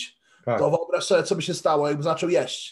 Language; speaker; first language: Polish; early bilingual, heritage; Polish